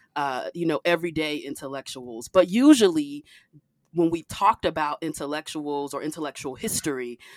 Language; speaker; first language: English; native; English